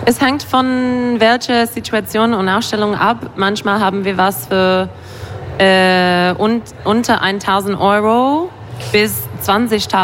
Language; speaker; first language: German; non-native, fluent; English